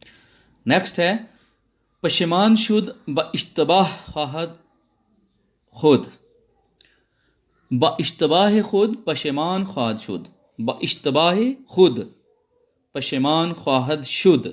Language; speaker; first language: Persian; non-native, fluent; Urdu